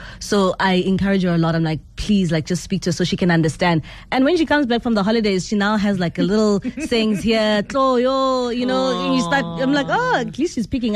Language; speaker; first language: English; non-native, local second language; Zulu